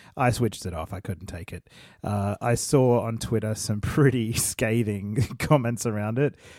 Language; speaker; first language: English; native; English